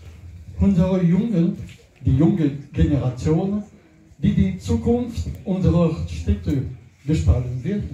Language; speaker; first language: German; non-native, learner; French